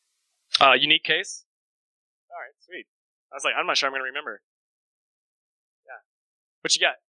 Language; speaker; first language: English; native; English